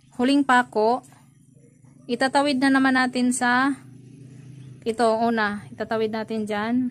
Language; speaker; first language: Filipino; native; Filipino